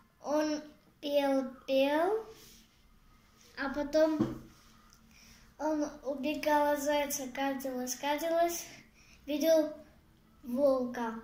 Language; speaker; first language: Russian; non-native, learner; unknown